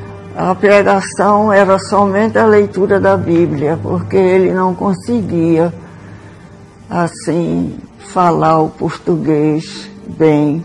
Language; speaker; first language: Portuguese; early bilingual, other home language; Swedish